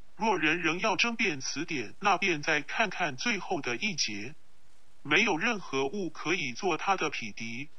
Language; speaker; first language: Chinese; non-native, local second language; Cantonese